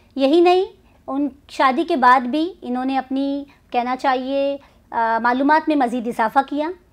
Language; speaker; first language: Hindi; non-native, local second language; Urdu